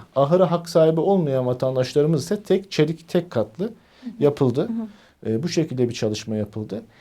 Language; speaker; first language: Turkish; native; Turkish